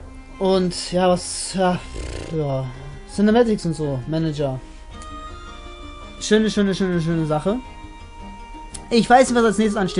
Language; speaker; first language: German; native; German